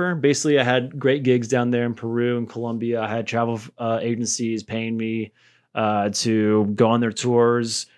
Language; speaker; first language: English; native; English